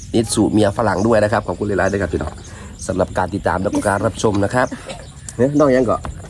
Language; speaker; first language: Thai; native; Thai